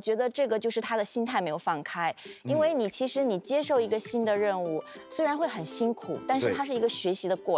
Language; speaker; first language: Chinese; native; Chinese